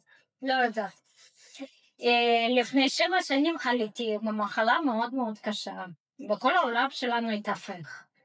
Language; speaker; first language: Hebrew; non-native, fluent; Russian